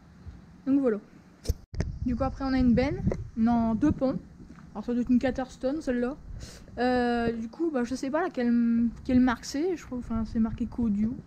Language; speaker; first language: French; native; French